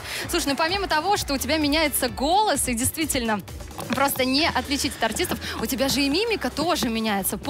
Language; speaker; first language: Russian; native; Russian